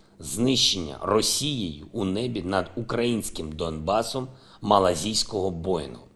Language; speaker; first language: Ukrainian; non-native, local second language; Russian